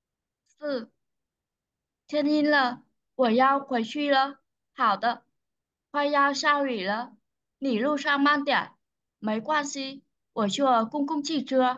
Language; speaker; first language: Chinese; non-native, learner; Vietnamese